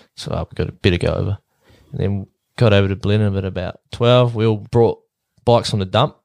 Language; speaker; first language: English; native; English